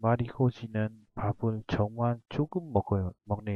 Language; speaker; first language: Korean; non-native, fluent; Vietnamese